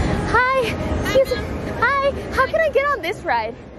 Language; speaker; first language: English; early bilingual, other home language; Spanish